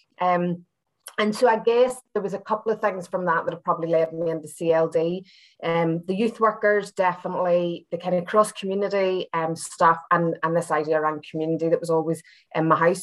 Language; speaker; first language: English; native; English